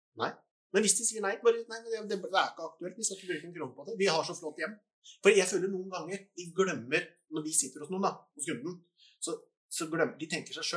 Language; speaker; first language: Norwegian; native; Norwegian